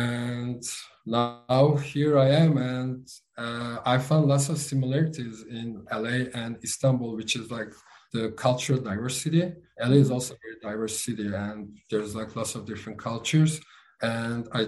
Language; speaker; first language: English; non-native, fluent; Turkish